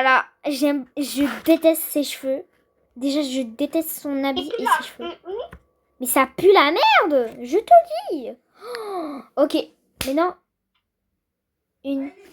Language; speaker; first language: French; native; French